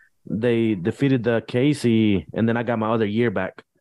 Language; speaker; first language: English; early bilingual, other home language; Spanish